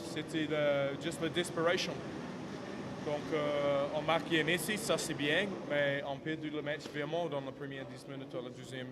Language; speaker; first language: French; non-native, fluent; English